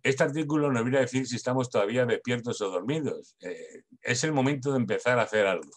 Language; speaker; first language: Spanish; native; Spanish